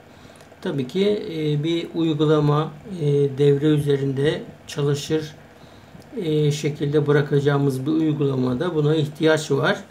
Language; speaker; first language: Turkish; native; Turkish